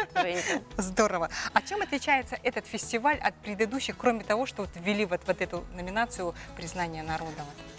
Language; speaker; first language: Russian; native; Russian